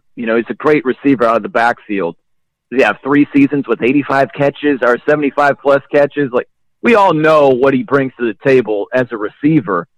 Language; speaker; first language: English; native; English